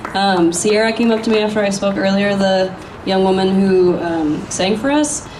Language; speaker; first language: English; native; English